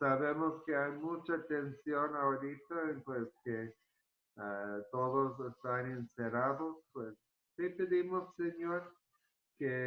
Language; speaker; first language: Spanish; early bilingual, heritage; Spanish